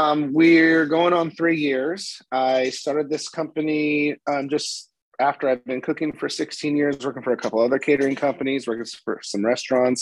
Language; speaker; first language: English; native; English